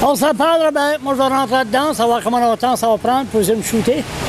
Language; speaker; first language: French; native; French